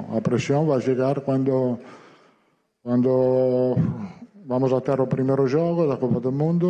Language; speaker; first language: Portuguese; non-native, fluent; Italian